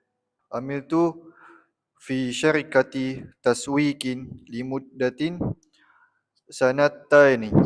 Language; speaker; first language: Arabic; non-native, learner; Malay